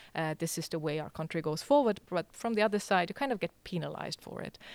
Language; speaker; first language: English; non-native, fluent; Estonian